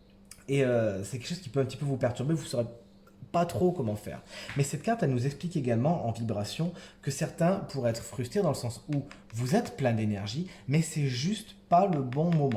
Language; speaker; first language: French; native; French